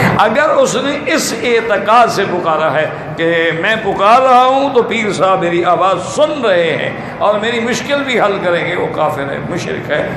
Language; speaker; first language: Urdu; native; Urdu